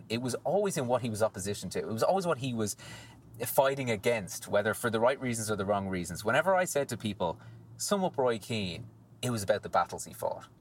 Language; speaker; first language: English; native; English